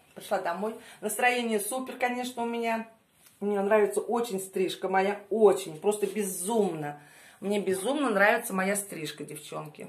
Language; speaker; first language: Russian; native; Russian